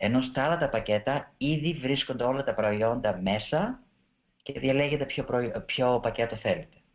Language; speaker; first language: Greek; early bilingual, heritage; Greek